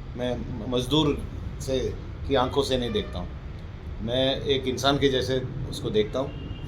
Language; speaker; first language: Hindi; non-native, local second language; Malayalam